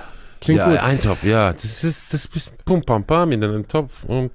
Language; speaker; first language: German; non-native, fluent; Croatian